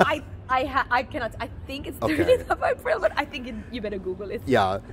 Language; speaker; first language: English; non-native, fluent; Finnish